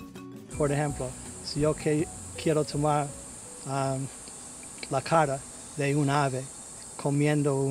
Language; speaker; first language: Spanish; non-native, learner; English